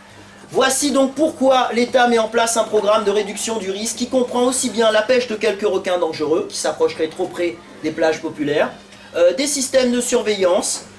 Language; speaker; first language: French; native; French